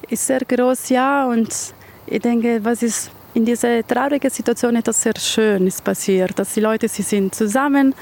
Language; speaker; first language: German; non-native, local second language; Italian